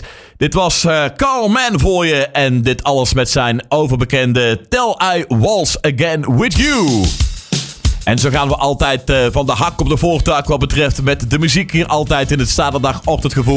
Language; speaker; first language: Dutch; native; Dutch